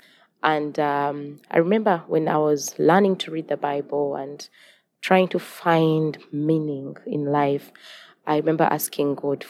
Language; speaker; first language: English; non-native, local second language; Ganda